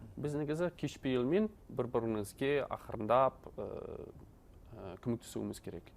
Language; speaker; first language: Kazakh; non-native, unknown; Dutch